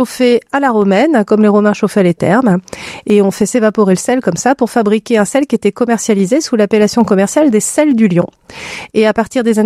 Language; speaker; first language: French; native; French